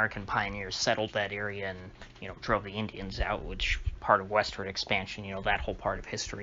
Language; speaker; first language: English; native; English